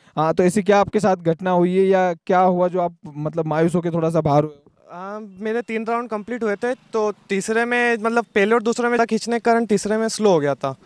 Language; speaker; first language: Hindi; native; Hindi